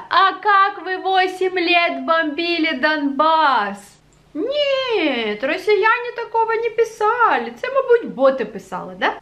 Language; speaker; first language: Ukrainian; non-native, local second language; Russian